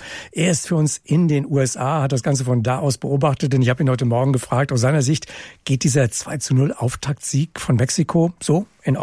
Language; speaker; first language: German; native; German